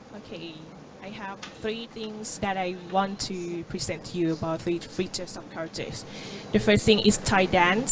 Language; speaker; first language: English; non-native, learner; Thai